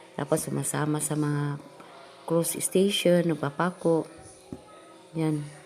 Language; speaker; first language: Filipino; non-native, local second language; Cebuano